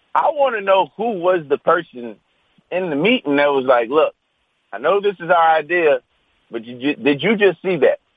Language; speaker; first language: English; native; English